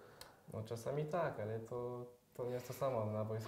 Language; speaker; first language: Polish; early bilingual, heritage; French